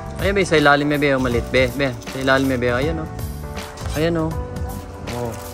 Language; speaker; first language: Filipino; non-native, local second language; Pampanga